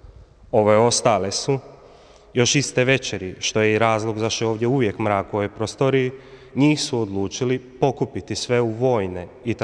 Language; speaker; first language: Croatian; native; Croatian